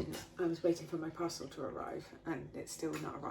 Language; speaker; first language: English; native; English